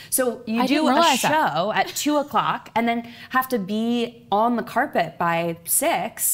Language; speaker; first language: English; native; English